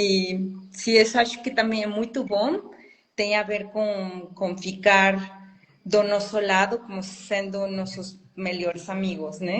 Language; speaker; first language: Portuguese; non-native, fluent; Spanish